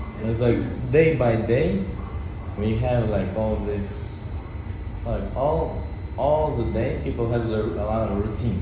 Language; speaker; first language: English; non-native, fluent; Russian